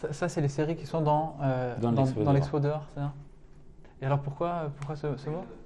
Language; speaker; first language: French; native; French